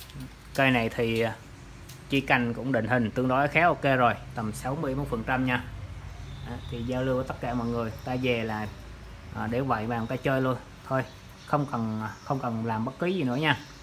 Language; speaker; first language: Vietnamese; native; Vietnamese